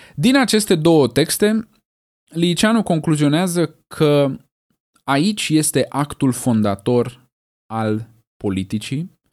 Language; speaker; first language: Romanian; native; Romanian